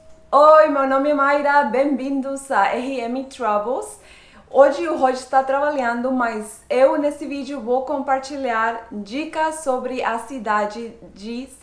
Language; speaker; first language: Portuguese; non-native, fluent; Spanish